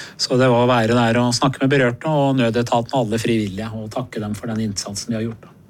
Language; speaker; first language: Norwegian; early bilingual, other home language; Persian